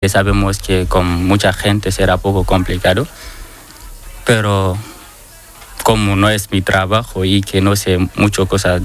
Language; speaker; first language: Spanish; non-native, learner; Portuguese